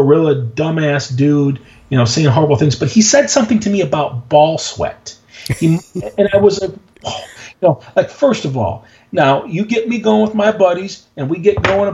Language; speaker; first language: English; native; English